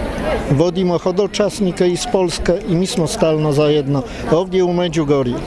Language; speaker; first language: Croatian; non-native, learner; Polish